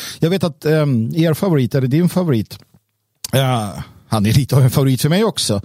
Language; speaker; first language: Swedish; native; Swedish